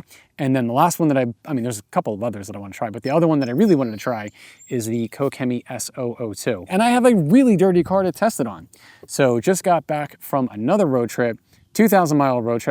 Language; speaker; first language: English; native; English